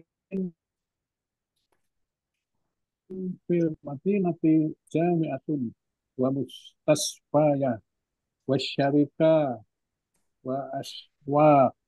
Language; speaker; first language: Arabic; non-native, learner; Indonesian